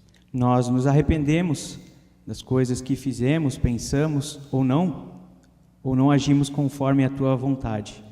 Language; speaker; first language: Portuguese; native; Portuguese